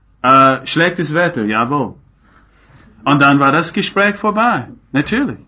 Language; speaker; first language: German; non-native, fluent; English